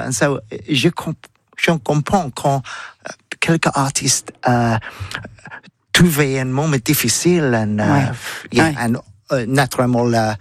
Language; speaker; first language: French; non-native, learner; English